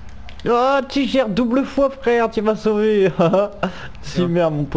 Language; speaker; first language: French; native; French